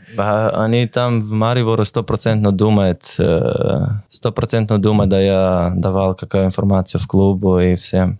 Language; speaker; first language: Russian; non-native, learner; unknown